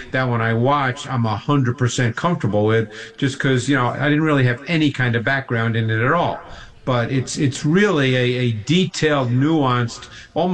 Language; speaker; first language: English; native; English